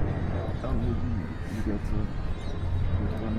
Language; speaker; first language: English; non-native, learner; French